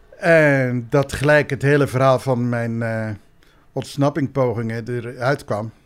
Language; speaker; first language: Dutch; native; Dutch